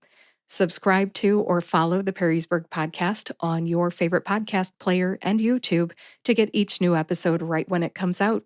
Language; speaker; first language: English; native; English